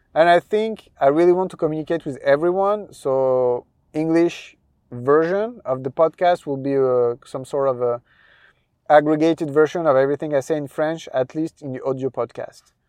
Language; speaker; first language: English; non-native, fluent; French